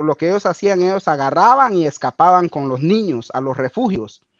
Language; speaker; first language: Spanish; native; Spanish